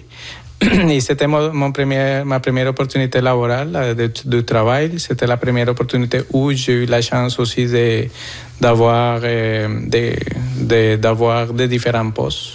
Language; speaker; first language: French; non-native, fluent; Spanish